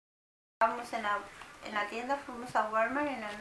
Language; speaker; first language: Spanish; native; Spanish